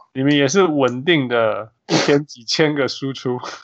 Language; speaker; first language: Chinese; early bilingual, heritage; Chinese